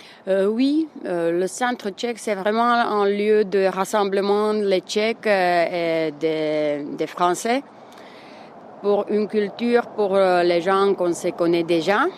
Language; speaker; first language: French; non-native, fluent; Czech